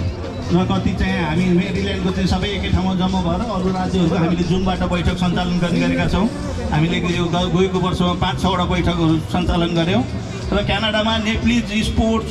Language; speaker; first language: Nepali; native; Nepali